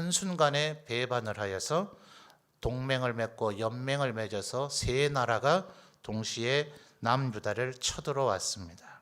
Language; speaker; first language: Korean; native; Korean